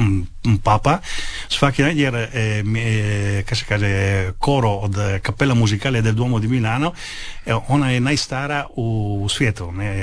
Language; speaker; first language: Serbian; early bilingual, heritage; Italian